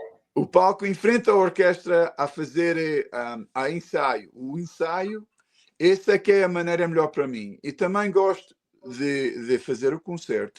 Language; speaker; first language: Portuguese; early bilingual, heritage; Portuguese